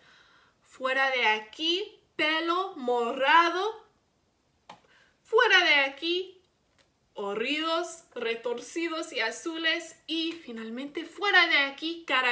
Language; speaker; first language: Spanish; non-native, learner; English